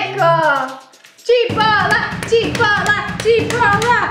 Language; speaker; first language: Italian; non-native, fluent; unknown